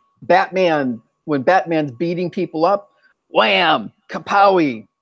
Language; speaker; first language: English; native; English